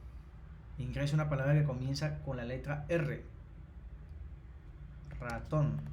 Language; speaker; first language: Spanish; native; Spanish